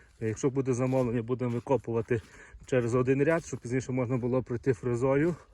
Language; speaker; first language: Ukrainian; native; Ukrainian